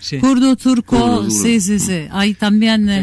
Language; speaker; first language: Spanish; non-native, learner; Kurdish